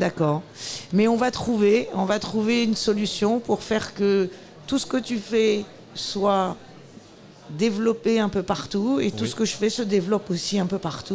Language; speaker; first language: French; native; French